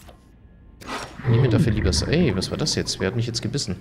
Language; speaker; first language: German; native; German